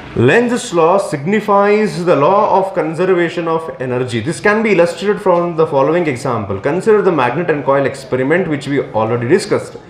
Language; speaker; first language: English; non-native, local second language; Kannada